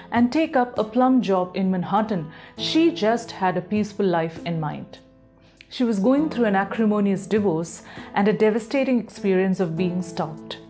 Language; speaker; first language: English; non-native, local second language; Malayalam